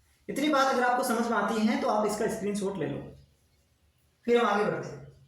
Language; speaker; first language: Hindi; native; Hindi